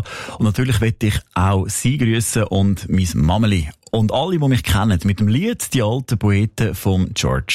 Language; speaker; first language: German; native; German